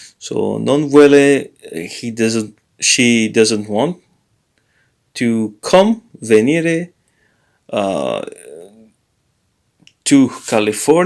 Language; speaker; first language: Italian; non-native, learner; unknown